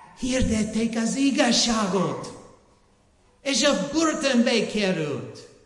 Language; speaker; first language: Hungarian; non-native, learner; English